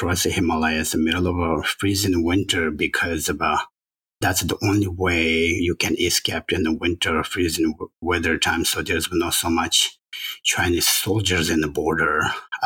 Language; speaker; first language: English; non-native, learner; Chinese